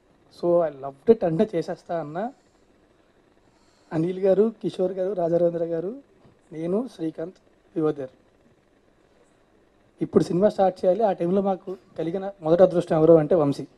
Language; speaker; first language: Telugu; native; Telugu